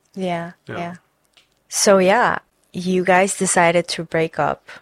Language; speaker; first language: English; non-native, fluent; Chinese